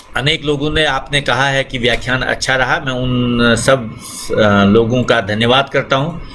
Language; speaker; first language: Hindi; native; Hindi